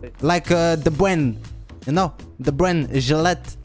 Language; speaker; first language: English; non-native, learner; French